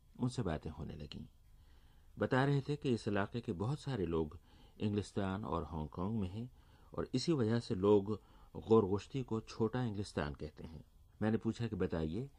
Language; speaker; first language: Urdu; native; Urdu